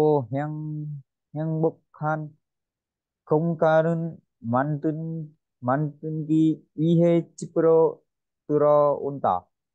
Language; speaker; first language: Korean; non-native, learner; Vietnamese